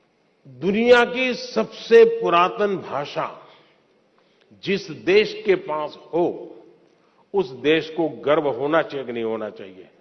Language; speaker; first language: Hindi; non-native, local second language; Gujarati